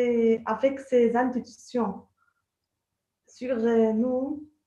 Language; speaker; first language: French; non-native, local second language; Arabic